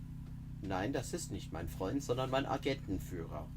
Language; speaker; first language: German; non-native, fluent; English